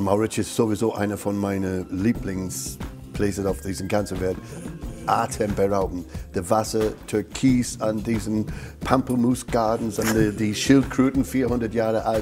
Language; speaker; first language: German; non-native, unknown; English